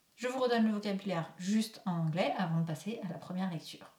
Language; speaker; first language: French; native; French